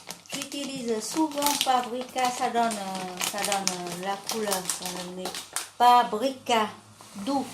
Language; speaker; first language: French; non-native, fluent; Vietnamese